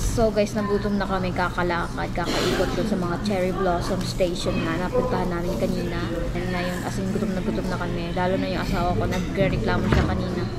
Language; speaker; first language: Filipino; native; Filipino